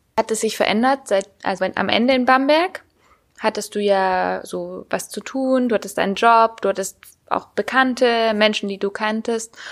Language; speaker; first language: German; native; German